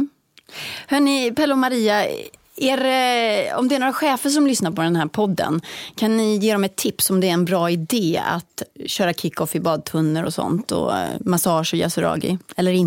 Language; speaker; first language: Swedish; native; Swedish